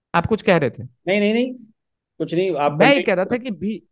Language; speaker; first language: Hindi; native; Hindi